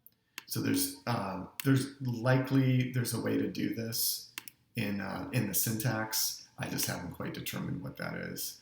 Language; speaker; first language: English; native; English